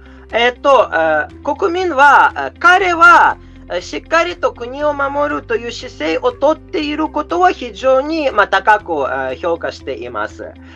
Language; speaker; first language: Japanese; non-native, fluent; Russian